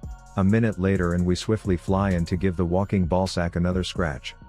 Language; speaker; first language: English; native; English